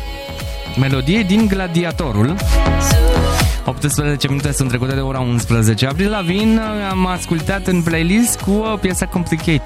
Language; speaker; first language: Romanian; native; Romanian